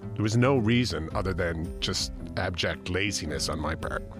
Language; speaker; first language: English; native; English